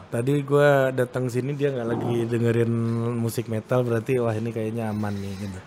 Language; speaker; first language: Indonesian; native; Indonesian